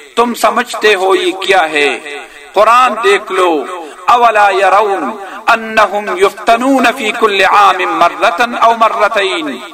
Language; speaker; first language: Urdu; non-native, local second language; Pashto